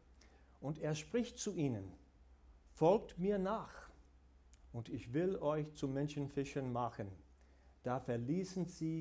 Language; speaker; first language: German; non-native, fluent; English